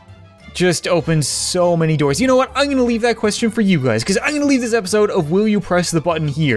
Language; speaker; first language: English; native; English